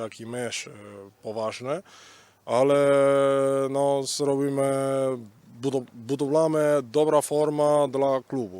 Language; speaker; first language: Polish; non-native, learner; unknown